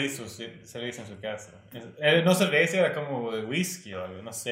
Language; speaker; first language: Spanish; non-native, learner; Swedish